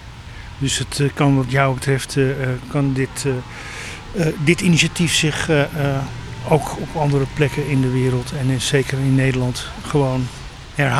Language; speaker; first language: Dutch; native; Dutch